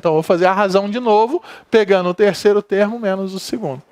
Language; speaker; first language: Portuguese; native; Portuguese